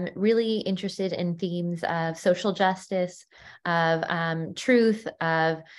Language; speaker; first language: English; early bilingual, other home language; Ukrainian